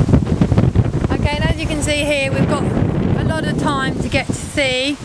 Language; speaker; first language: English; native; English